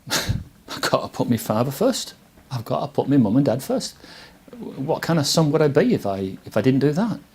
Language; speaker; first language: English; native; English